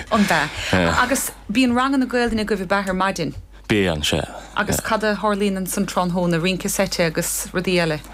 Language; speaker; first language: Irish; native; Irish